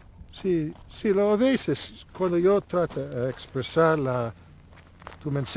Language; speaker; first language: Spanish; non-native, learner; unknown